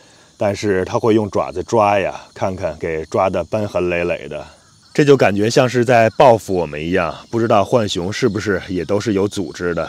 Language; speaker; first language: Chinese; native; Chinese